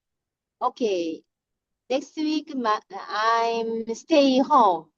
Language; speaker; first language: English; non-native, learner; Korean